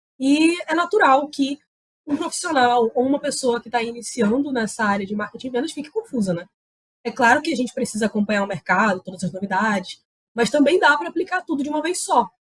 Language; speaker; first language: Portuguese; native; Portuguese